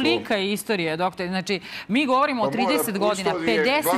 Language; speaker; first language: Serbian; native; Serbian